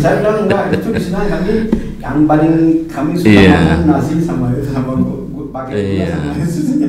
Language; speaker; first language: Indonesian; non-native, fluent; Arabic